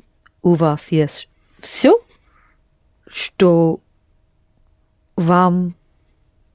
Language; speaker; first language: Russian; non-native, learner; English